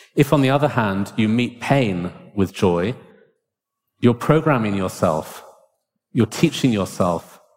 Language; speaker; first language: English; native; English